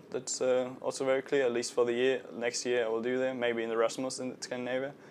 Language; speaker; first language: English; non-native, fluent; German